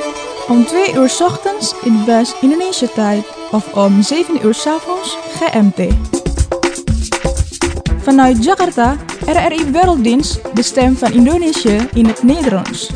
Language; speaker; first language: Dutch; non-native, fluent; Indonesian